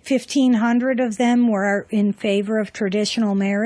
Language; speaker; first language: English; native; English